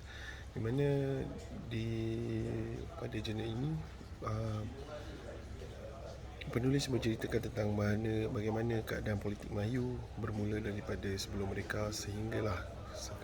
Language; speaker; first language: Malay; native; Malay